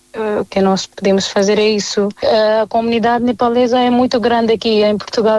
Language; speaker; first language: Portuguese; non-native, fluent; Nepali